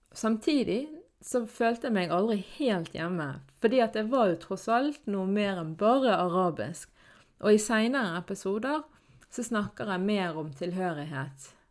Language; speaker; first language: Norwegian; early bilingual, other home language; Arabic